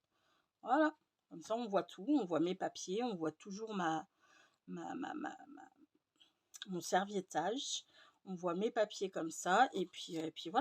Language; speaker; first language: French; native; French